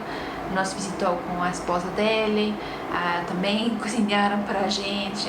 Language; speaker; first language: Portuguese; non-native, fluent; Estonian